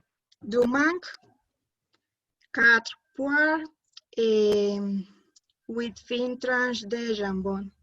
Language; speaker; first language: French; non-native, learner; Spanish